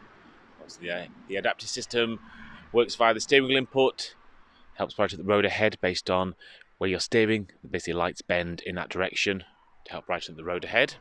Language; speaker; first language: English; native; English